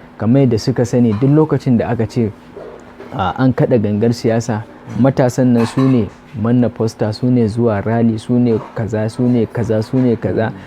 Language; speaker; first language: Hausa; native; Hausa